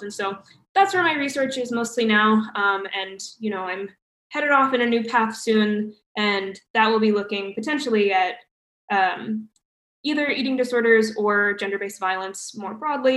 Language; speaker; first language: English; native; English